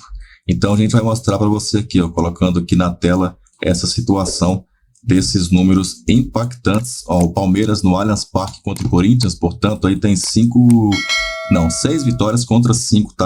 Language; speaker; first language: Portuguese; native; Portuguese